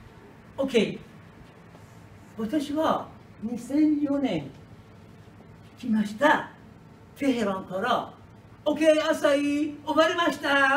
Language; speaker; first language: Japanese; non-native, learner; Persian